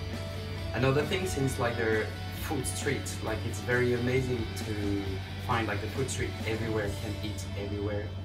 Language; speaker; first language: English; non-native, fluent; French